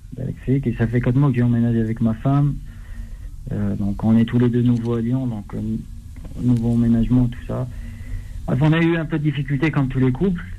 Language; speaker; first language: French; non-native, local second language; Arabic